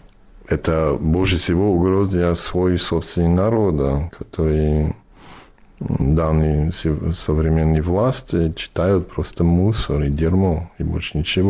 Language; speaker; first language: Russian; non-native, fluent; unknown